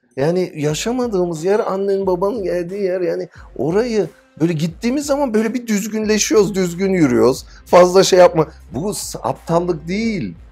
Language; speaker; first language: Turkish; early bilingual, heritage; Turkish